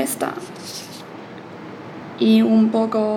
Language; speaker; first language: Spanish; non-native, learner; Chinese